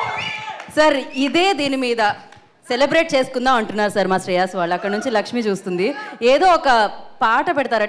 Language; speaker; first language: Telugu; native; Telugu